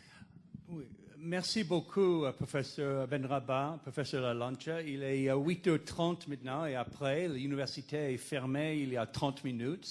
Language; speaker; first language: French; non-native, fluent; English